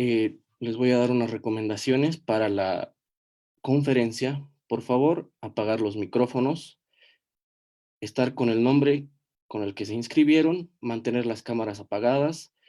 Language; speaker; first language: Spanish; native; Spanish